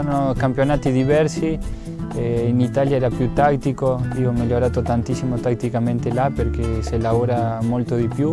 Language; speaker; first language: Italian; non-native, fluent; Spanish